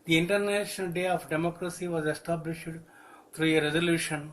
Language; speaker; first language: English; non-native, local second language; Telugu